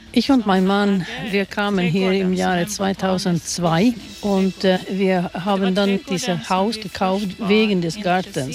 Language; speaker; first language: German; non-native, fluent; Swedish